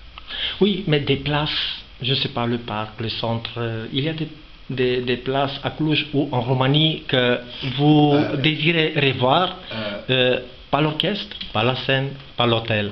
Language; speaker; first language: French; non-native, fluent; Romanian